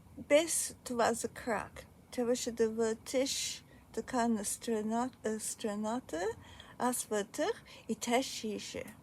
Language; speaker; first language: Bulgarian; early bilingual, heritage; Bulgarian